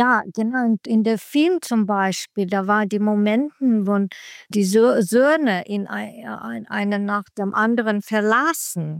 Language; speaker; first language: German; non-native, learner; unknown